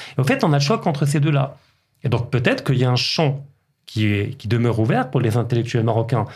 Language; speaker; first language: French; non-native, local second language; Arabic